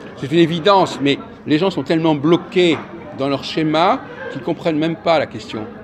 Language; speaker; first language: French; native; French